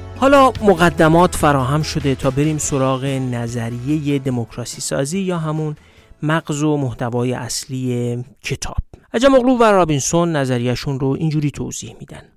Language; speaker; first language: Persian; native; Persian